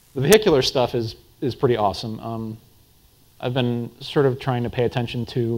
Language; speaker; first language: English; native; English